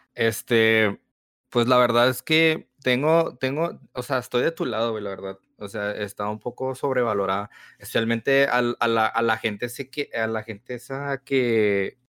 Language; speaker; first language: Spanish; early bilingual, heritage; Spanish